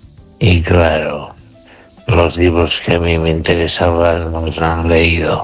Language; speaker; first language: Spanish; native; Spanish